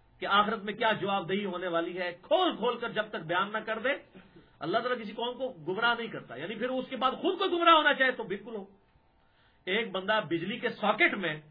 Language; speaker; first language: Urdu; non-native, local second language; Punjabi